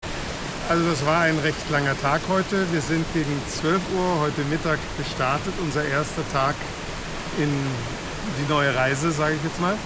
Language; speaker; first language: German; native; German